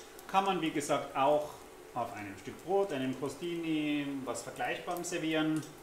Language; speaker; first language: German; native; German